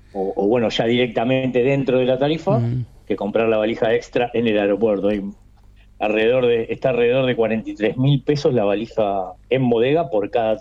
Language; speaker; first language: Spanish; native; Spanish